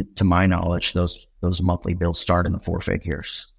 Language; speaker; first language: English; native; English